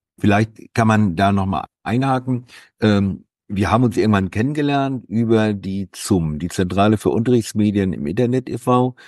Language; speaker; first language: German; native; German